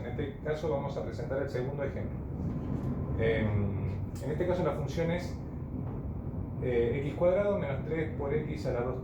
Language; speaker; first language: Spanish; native; Spanish